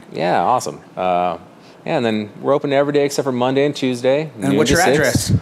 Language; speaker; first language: English; native; English